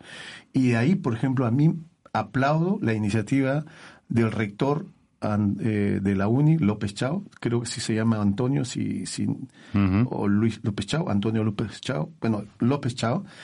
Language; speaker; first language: Spanish; native; Spanish